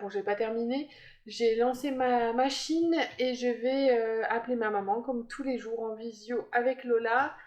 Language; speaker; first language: French; native; French